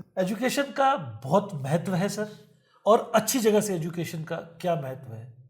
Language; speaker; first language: Hindi; native; Hindi